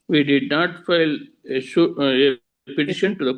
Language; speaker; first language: English; non-native, learner; Telugu